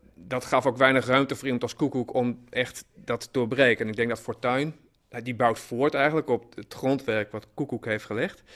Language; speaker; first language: Dutch; native; Dutch